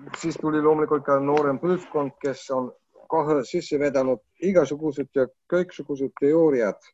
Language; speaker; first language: Estonian; non-native, fluent; German